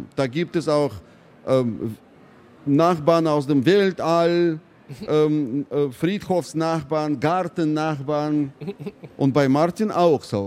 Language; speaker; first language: German; non-native, fluent; Russian